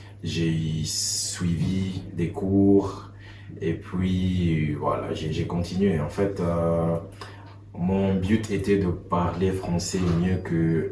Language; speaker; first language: French; non-native, fluent; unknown